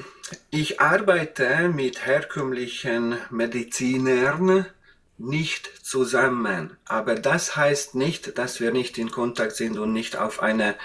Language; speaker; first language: German; non-native, fluent; Hungarian